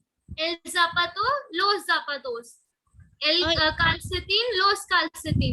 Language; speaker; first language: Spanish; non-native, learner; Hindi